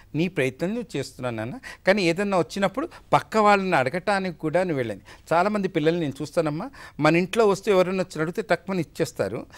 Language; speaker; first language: Telugu; native; Telugu